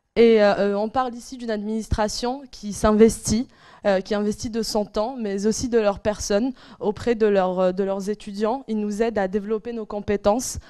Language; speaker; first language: French; non-native, local second language; Arabic